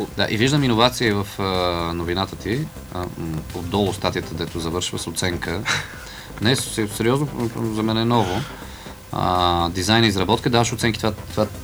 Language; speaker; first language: Bulgarian; native; Bulgarian